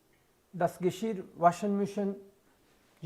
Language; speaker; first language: German; non-native, fluent; Hindi